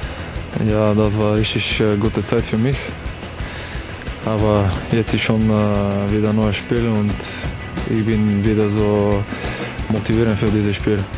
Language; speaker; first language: German; non-native, learner; Bulgarian